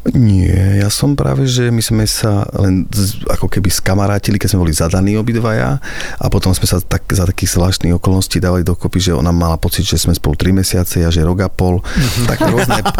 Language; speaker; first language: Slovak; native; Slovak